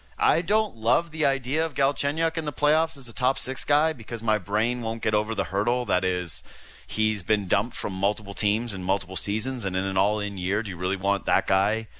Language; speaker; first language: English; native; English